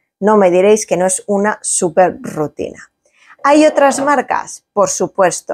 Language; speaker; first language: Spanish; native; Spanish